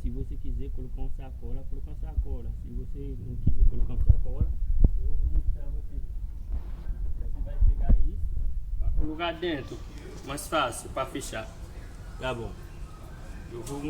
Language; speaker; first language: Portuguese; non-native, learner; Haitian Creole